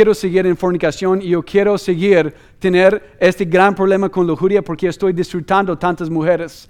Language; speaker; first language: Spanish; non-native, fluent; English